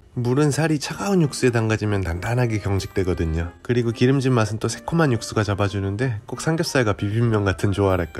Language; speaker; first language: Korean; native; Korean